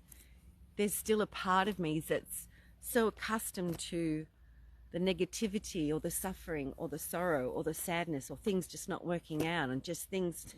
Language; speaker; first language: English; native; English